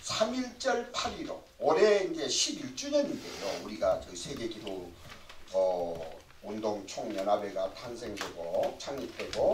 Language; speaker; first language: Korean; native; Korean